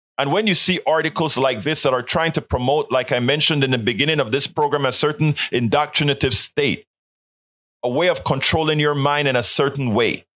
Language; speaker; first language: English; non-native, fluent; Spanish